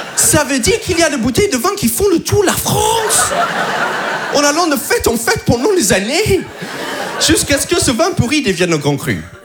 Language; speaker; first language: French; non-native, fluent; English